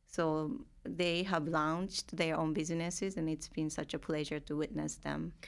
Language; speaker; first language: English; non-native, fluent; Japanese